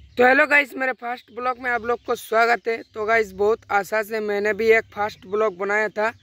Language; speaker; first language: Hindi; non-native, local second language; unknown